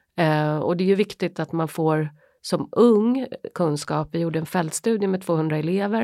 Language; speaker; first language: Swedish; native; Swedish